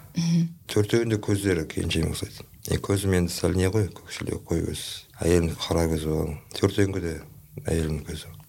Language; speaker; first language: Kazakh; native; Kazakh